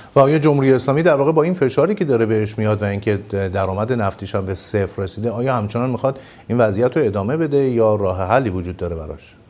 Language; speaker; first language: Persian; native; Persian